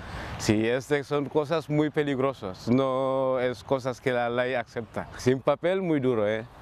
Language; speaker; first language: Spanish; non-native, learner; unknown